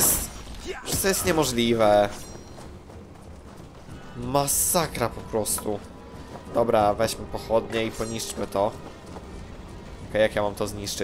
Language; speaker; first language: Polish; native; Polish